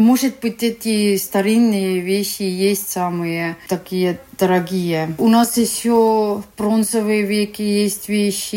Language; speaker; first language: Russian; non-native, learner; Estonian